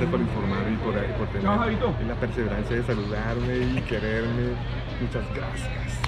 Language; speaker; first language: Spanish; native; Spanish